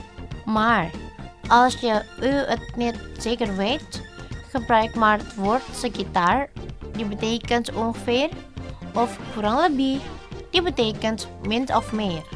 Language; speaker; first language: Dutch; non-native, learner; Indonesian